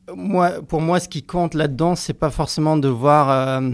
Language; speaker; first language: French; non-native, fluent; German